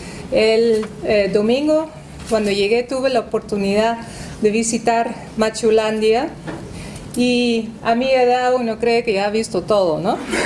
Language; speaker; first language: Spanish; non-native, fluent; Dutch